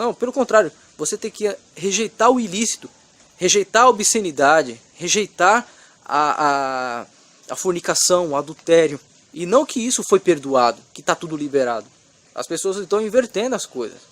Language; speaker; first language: Portuguese; native; Portuguese